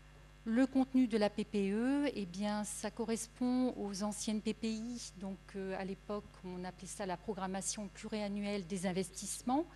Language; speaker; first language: French; native; French